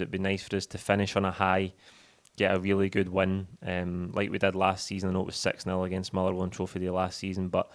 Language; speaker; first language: English; native; English